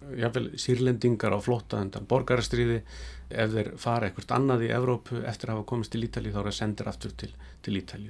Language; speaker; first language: Icelandic; native; Icelandic